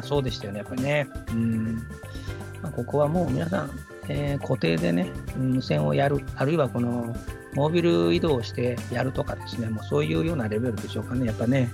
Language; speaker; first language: Japanese; native; Japanese